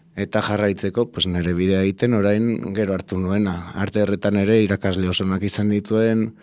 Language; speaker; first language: Basque; non-native, local second language; Spanish